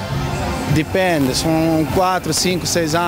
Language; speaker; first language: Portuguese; non-native, learner; Italian